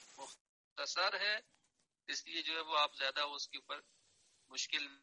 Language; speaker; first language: Urdu; non-native, local second language; Punjabi